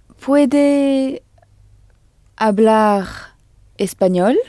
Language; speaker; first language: Spanish; non-native, learner; French